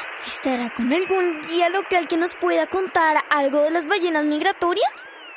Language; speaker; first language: Spanish; native; Spanish